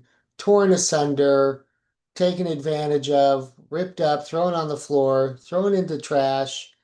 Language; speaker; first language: English; native; English